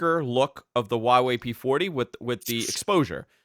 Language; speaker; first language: English; native; English